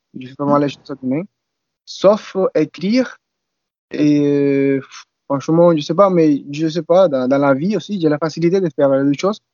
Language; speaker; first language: French; non-native, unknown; Spanish